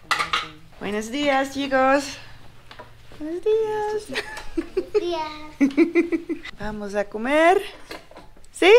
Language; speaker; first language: Spanish; non-native, learner; Dutch